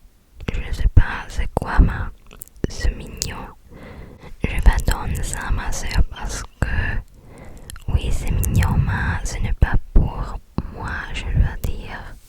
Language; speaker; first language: French; non-native, learner; English